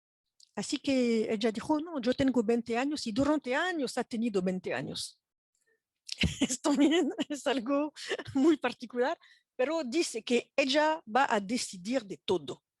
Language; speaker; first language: Spanish; non-native, fluent; French